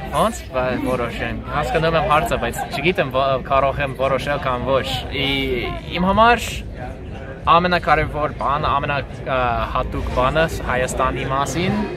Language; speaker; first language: Armenian; non-native, learner; English